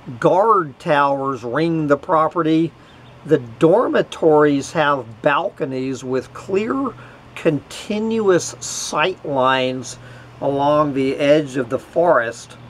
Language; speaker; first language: English; native; English